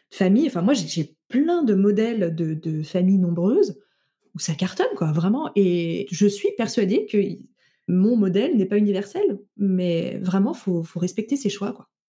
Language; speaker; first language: French; native; French